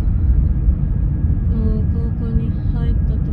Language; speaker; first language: Japanese; non-native, learner; Indonesian